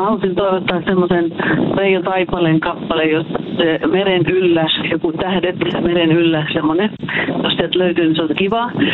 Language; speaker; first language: Finnish; early bilingual, heritage; Finnish